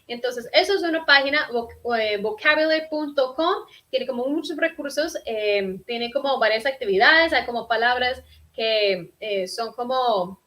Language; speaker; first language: Spanish; non-native, fluent; English